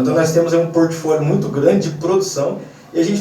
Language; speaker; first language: Portuguese; native; Portuguese